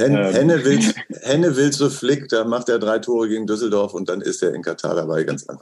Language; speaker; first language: German; native; German